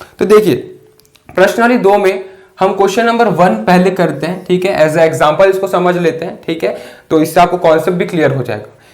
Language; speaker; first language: Hindi; native; Hindi